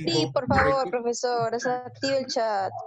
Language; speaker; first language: Spanish; native; Spanish